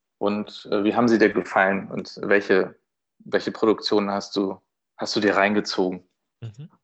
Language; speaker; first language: German; native; German